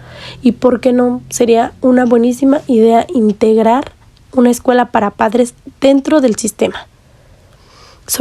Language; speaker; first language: Spanish; native; Spanish